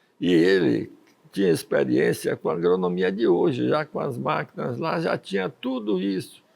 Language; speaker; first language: Portuguese; early bilingual, other home language; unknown